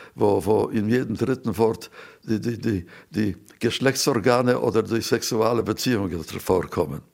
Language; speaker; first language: German; non-native, fluent; Yiddish